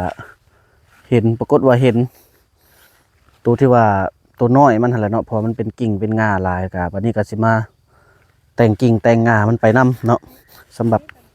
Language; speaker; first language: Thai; non-native, local second language; Lao